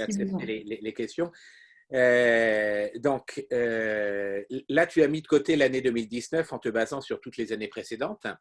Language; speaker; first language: French; native; French